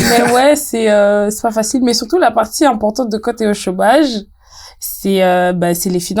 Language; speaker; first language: French; native; French